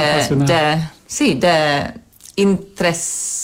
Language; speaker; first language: Spanish; non-native, fluent; English